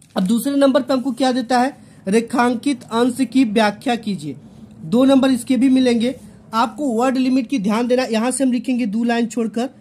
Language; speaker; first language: Hindi; native; Hindi